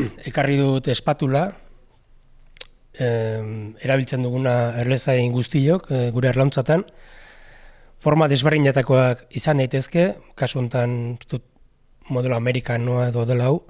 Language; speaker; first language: Basque; native; Basque